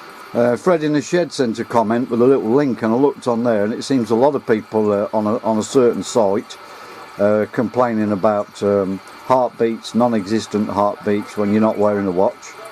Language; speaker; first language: English; native; English